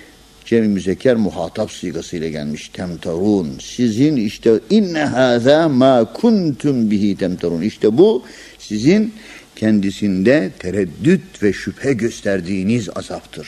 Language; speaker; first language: Turkish; native; Turkish